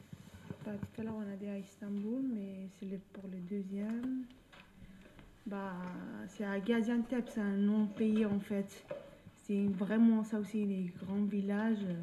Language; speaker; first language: French; non-native, learner; Turkish